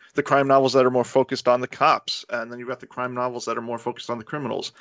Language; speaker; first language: English; early bilingual, other home language; Spanish